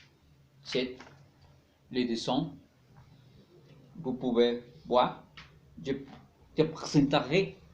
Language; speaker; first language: French; non-native, learner; Spanish